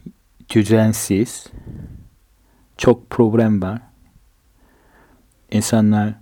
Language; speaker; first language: Turkish; non-native, fluent; Korean